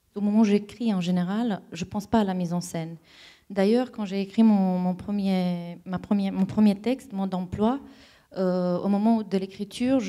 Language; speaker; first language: French; non-native, fluent; Romanian